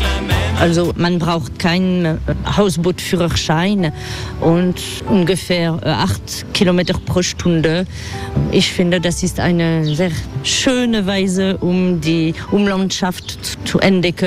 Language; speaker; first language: German; non-native, fluent; French